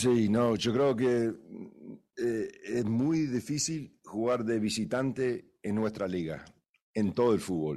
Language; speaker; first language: Spanish; early bilingual, heritage; English